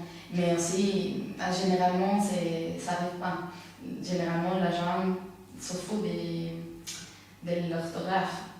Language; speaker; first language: French; non-native, fluent; Spanish